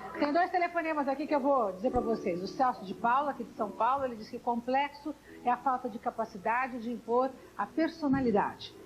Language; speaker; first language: Portuguese; native; Portuguese